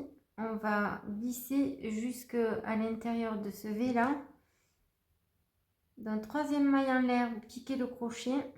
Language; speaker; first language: French; native; French